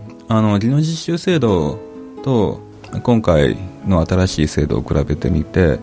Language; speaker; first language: Japanese; native; Japanese